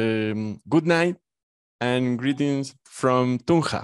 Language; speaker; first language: English; non-native, fluent; Spanish